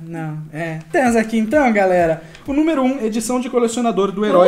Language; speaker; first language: Portuguese; native; Portuguese